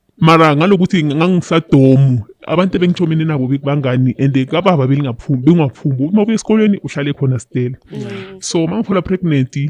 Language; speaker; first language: Zulu; native; Zulu